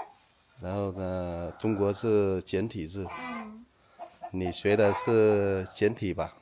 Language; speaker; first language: Chinese; non-native, learner; Vietnamese